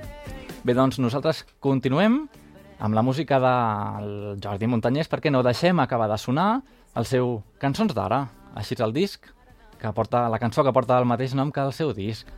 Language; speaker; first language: Catalan; native; Catalan